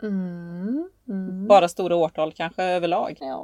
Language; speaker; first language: Swedish; native; Swedish